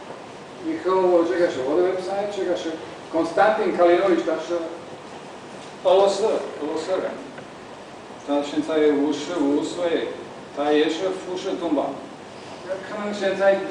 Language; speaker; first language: Chinese; non-native, learner; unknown